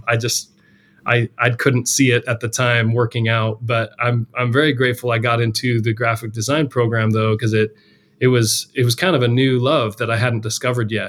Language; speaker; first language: English; native; English